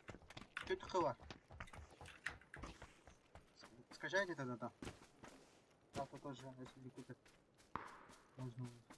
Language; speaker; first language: Russian; non-native, local second language; Yakut